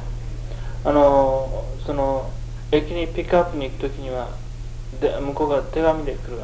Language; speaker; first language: Japanese; early bilingual, heritage; Japanese